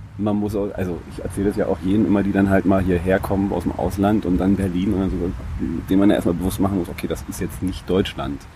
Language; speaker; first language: German; native; German